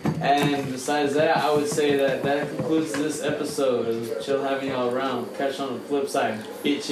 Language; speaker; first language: English; early bilingual, other home language; Spanish